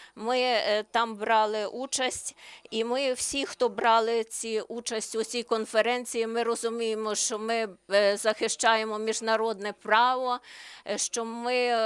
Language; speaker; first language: Ukrainian; non-native, learner; Slovenian